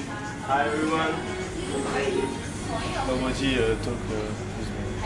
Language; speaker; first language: English; non-native, learner; French